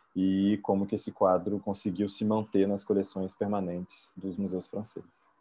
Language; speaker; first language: Portuguese; native; Portuguese